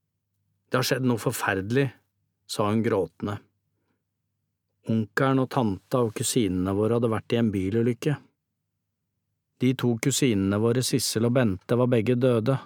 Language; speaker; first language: Norwegian; native; Norwegian